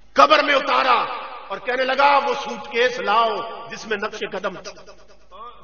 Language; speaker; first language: Urdu; native; Urdu